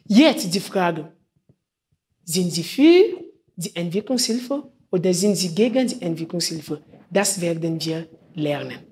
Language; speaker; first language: German; non-native, fluent; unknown